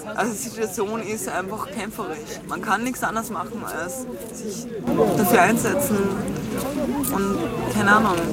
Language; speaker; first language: German; native; German